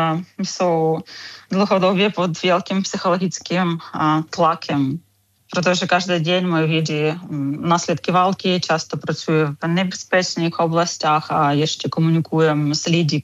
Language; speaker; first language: Czech; non-native, learner; Ukrainian